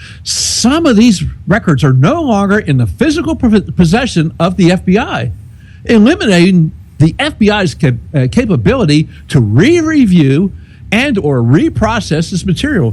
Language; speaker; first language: English; native; English